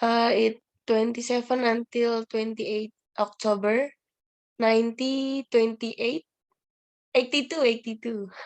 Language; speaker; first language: English; non-native, learner; Indonesian